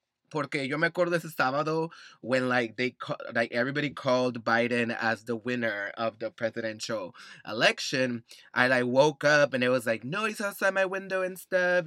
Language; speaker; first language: English; early bilingual, other home language; Spanish